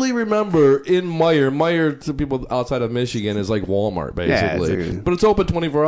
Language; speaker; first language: English; native; English